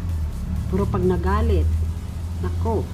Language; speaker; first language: Filipino; non-native, local second language; Cebuano